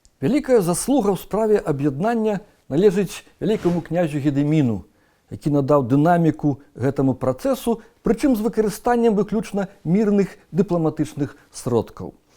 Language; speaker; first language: Belarusian; native; Belarusian